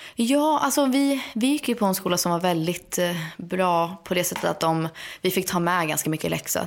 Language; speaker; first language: Swedish; early bilingual, heritage; Swedish